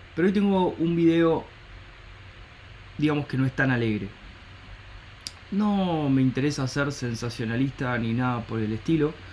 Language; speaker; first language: Spanish; native; Spanish